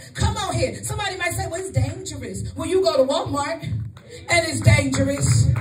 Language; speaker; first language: English; native; English